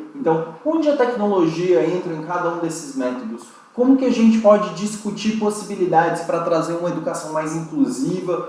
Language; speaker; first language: Portuguese; native; Portuguese